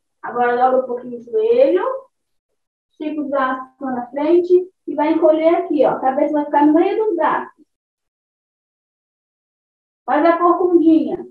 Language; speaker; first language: Portuguese; native; Portuguese